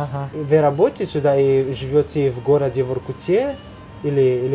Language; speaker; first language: Russian; non-native, learner; Italian